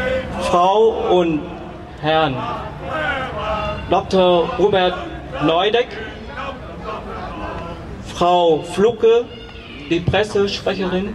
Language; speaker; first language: German; non-native, fluent; Vietnamese